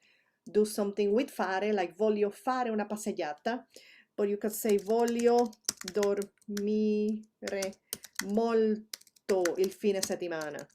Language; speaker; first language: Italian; non-native, fluent; Spanish